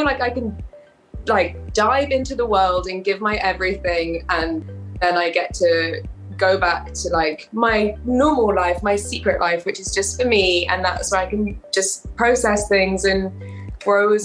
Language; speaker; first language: English; native; English